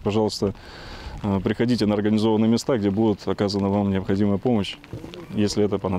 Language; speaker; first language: Russian; native; Russian